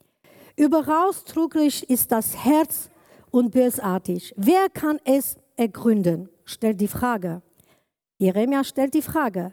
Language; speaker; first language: German; non-native, learner; Kurdish